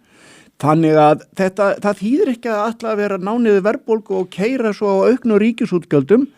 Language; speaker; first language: Icelandic; native; Icelandic